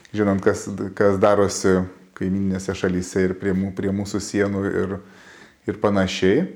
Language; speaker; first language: Lithuanian; native; Lithuanian